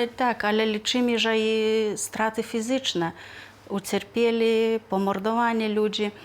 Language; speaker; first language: Polish; non-native, fluent; Lithuanian